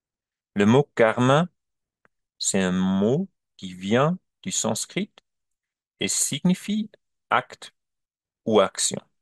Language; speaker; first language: French; non-native, learner; German